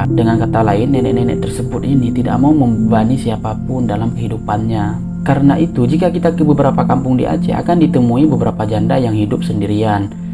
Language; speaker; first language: Indonesian; non-native, local second language; Achinese